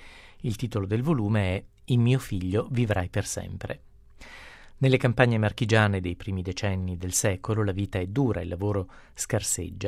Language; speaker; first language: Italian; native; Italian